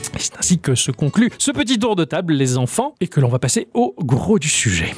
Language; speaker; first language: French; native; French